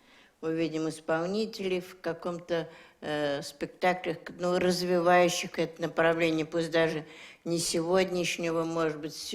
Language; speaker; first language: Russian; native; Russian